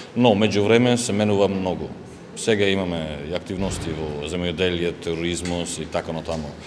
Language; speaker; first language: Macedonian; native; Macedonian